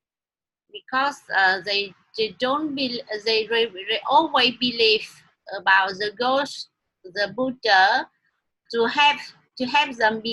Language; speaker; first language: English; non-native, learner; Vietnamese